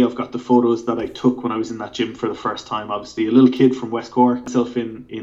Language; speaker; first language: English; native; English